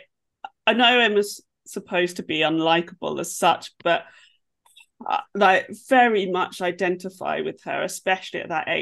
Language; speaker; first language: English; native; English